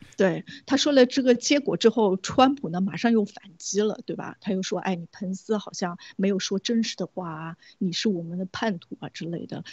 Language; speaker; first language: Chinese; native; Chinese